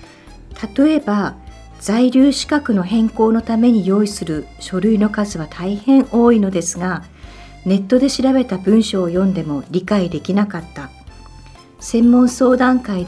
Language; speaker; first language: Japanese; native; Japanese